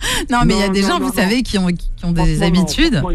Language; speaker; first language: French; native; French